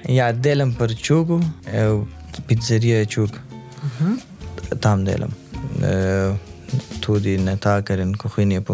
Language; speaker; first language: Slovenian; non-native, learner; Urdu